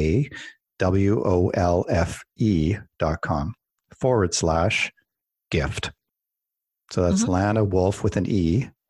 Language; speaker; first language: English; native; English